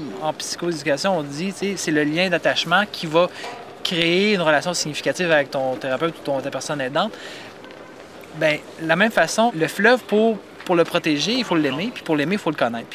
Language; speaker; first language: French; native; French